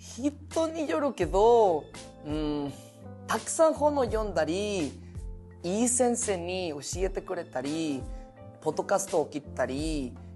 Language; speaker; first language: Japanese; non-native, learner; Spanish